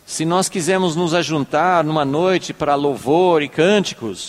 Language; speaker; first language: Portuguese; native; Portuguese